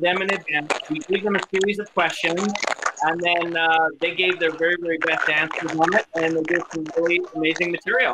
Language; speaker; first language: English; native; English